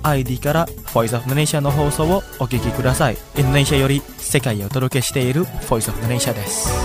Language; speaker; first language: Japanese; non-native, fluent; Indonesian